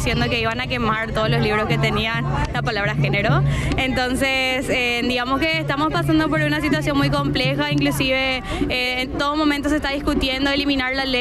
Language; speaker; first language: Spanish; native; Spanish